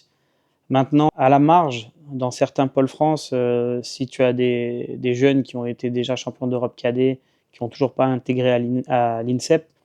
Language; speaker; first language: French; native; French